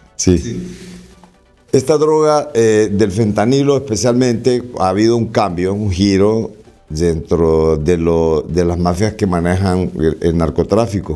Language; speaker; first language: Spanish; native; Spanish